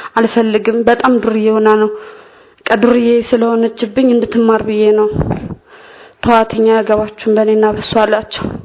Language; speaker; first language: Amharic; native; Amharic